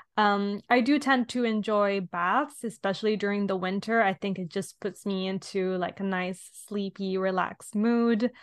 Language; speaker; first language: English; non-native, fluent; Italian